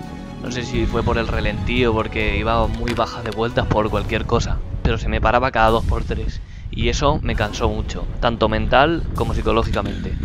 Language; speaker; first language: Spanish; native; Spanish